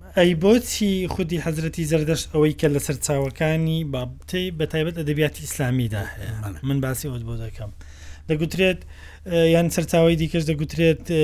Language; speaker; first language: Central Kurdish; native; Central Kurdish